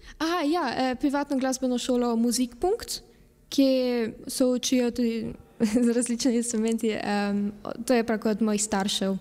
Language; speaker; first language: Slovenian; early bilingual, heritage; Slovenian